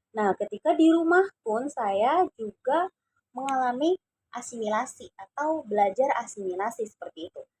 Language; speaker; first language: Indonesian; non-native, local second language; Javanese